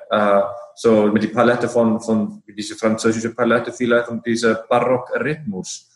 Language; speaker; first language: German; non-native, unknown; Icelandic